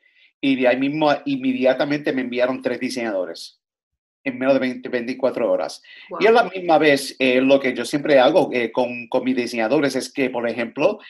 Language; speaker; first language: Spanish; early bilingual, other home language; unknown